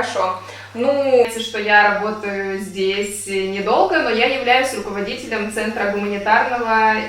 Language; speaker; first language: Russian; native; Russian